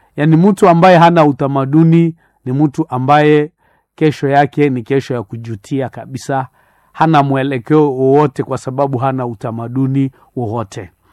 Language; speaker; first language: Swahili; non-native, local second language; Nande